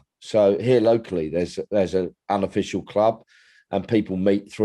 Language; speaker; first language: English; native; English